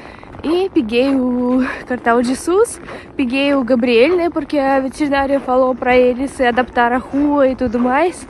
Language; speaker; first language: Portuguese; non-native, fluent; Russian